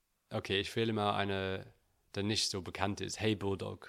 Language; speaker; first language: German; non-native, learner; English